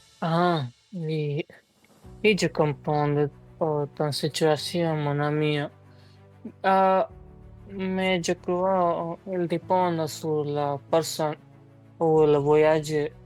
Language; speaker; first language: French; non-native, learner; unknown